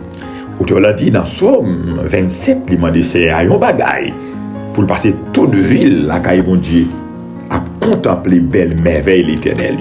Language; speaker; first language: French; non-native, local second language; Haitian Creole